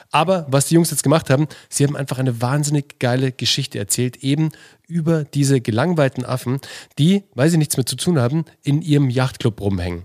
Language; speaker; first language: German; native; German